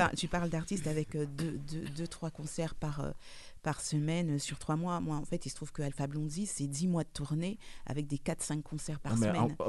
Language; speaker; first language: French; native; French